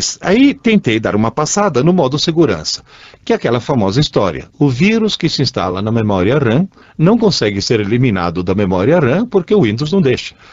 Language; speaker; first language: Portuguese; non-native, fluent; Italian